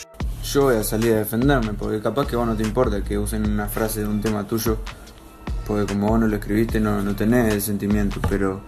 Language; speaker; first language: Spanish; native; Spanish